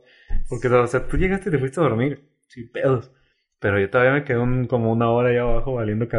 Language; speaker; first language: Spanish; native; Spanish